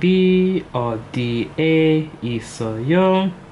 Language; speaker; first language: Korean; non-native, learner; English